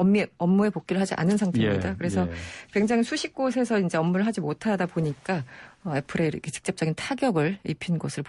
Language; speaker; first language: Korean; native; Korean